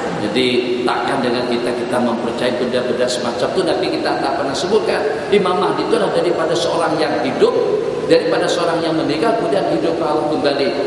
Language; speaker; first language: Indonesian; non-native, local second language; Banjar